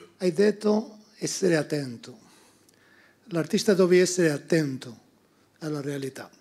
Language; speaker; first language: Italian; non-native, fluent; Spanish